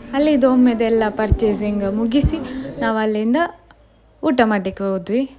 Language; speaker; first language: Kannada; native; Kannada